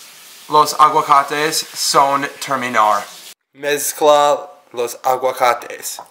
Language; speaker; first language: Spanish; non-native, learner; English